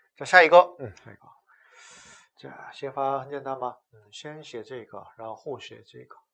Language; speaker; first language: Chinese; non-native, fluent; Korean